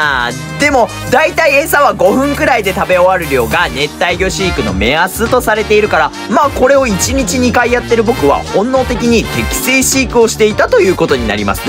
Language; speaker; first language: Japanese; native; Japanese